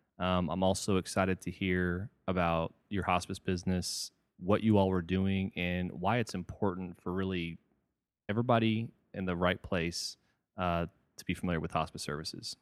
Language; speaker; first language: English; native; English